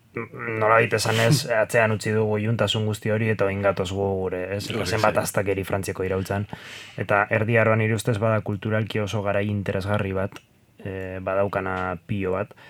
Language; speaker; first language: Basque; non-native, local second language; Spanish